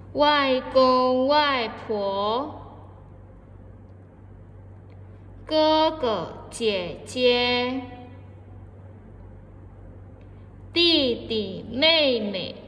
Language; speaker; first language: Chinese; non-native, fluent; Indonesian